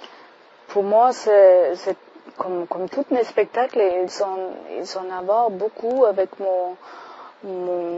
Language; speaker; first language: French; non-native, fluent; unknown